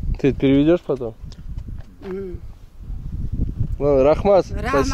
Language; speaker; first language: Russian; native; Russian